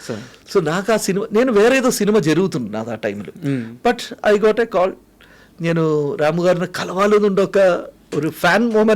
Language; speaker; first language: Telugu; non-native, fluent; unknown